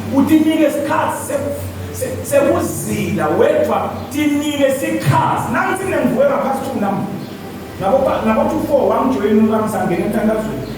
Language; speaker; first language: Zulu; non-native, local second language; Swati